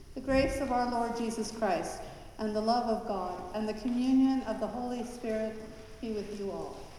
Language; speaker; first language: English; native; English